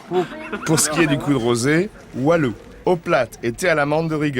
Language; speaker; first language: French; native; French